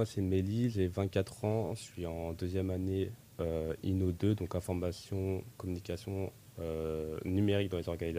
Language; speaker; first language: French; native; French